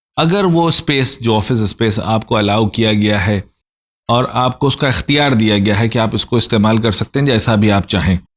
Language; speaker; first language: Urdu; native; Urdu